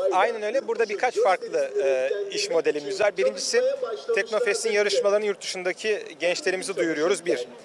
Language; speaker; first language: Turkish; native; Turkish